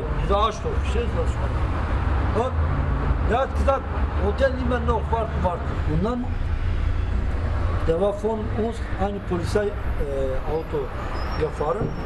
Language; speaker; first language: German; non-native, learner; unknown